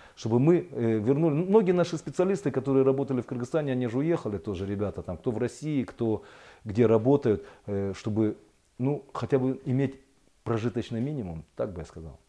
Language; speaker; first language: Russian; native; Russian